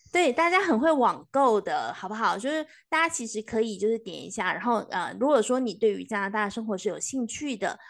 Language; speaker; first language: Chinese; native; Chinese